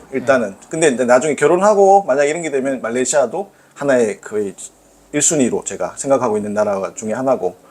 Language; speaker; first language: Korean; native; Korean